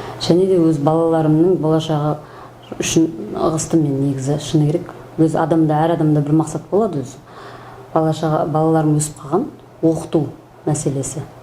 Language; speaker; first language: Kazakh; native; Kazakh